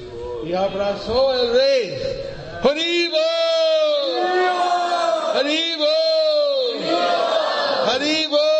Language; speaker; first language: Spanish; non-native, learner; English